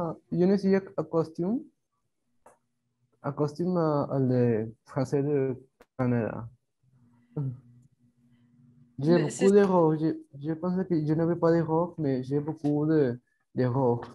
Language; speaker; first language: French; non-native, learner; Spanish